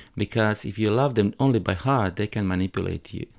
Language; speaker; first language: English; non-native, fluent; Croatian